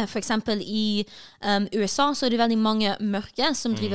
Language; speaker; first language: Norwegian; native; Norwegian